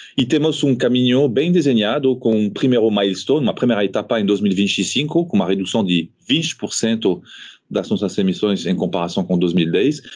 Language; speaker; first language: Portuguese; non-native, fluent; French